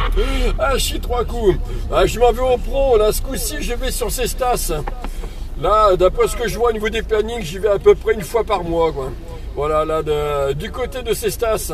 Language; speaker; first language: French; native; French